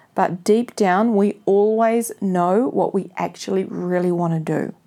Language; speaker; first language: English; native; English